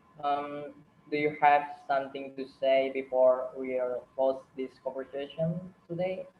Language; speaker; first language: English; non-native, learner; Indonesian